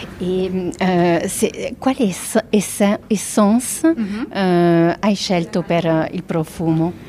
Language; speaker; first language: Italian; non-native, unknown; French